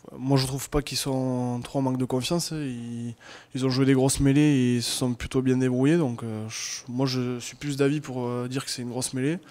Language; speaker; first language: French; native; French